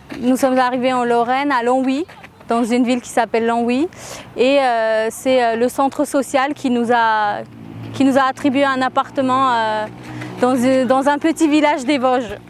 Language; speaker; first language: French; early bilingual, other home language; Armenian